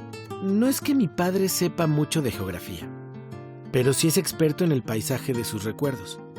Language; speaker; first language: Spanish; native; Spanish